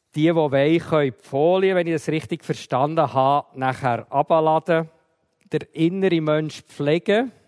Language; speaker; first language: German; native; German